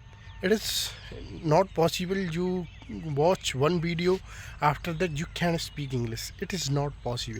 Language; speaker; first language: English; non-native, local second language; Hindi